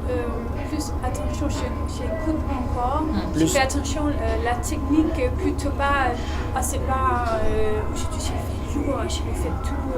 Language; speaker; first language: French; non-native, learner; Danish